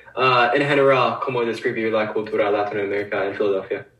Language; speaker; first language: Spanish; non-native, learner; English